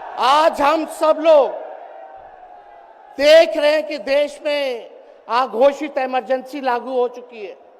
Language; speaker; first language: Hindi; native; Hindi